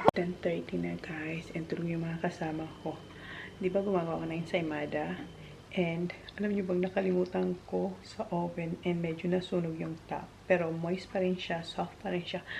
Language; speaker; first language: Filipino; non-native, local second language; Bikol